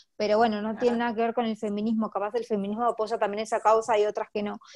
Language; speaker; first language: Spanish; native; Spanish